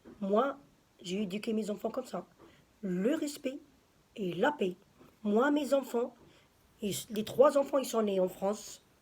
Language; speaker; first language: French; early bilingual, other home language; Arabic